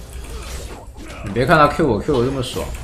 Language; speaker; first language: Chinese; native; Chinese